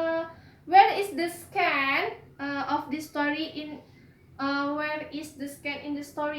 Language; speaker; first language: English; non-native, learner; Indonesian